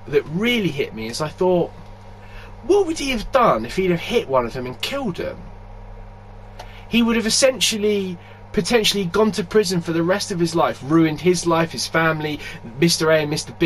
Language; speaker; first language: English; native; English